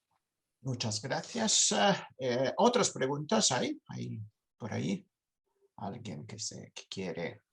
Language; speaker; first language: Spanish; non-native, fluent; Italian